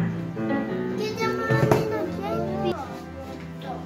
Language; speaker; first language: Italian; early bilingual, other home language; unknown